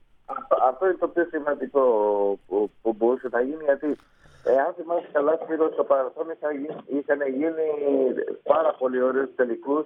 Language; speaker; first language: Greek; non-native, fluent; Spanish